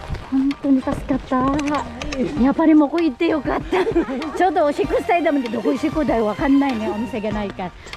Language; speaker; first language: Japanese; non-native, learner; Filipino